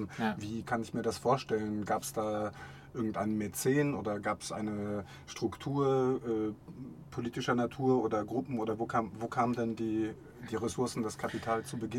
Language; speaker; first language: German; native; German